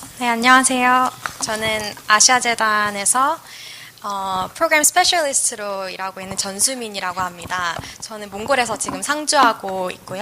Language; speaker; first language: Korean; native; Korean